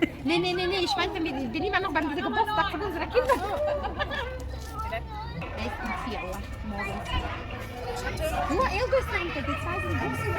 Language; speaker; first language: German; non-native, learner; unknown